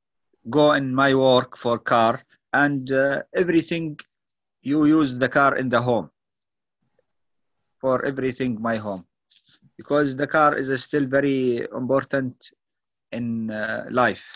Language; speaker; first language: English; non-native, learner; Arabic